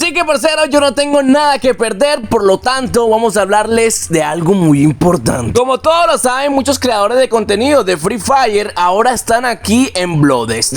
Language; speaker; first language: Spanish; native; Spanish